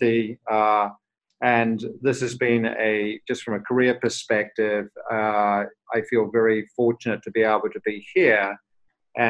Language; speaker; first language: English; native; English